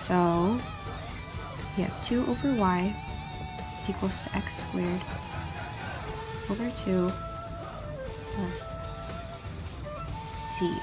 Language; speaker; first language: English; native; English